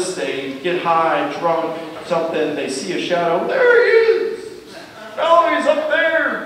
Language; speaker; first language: English; native; English